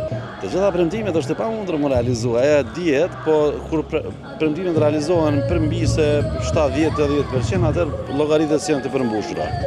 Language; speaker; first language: Albanian; native; Albanian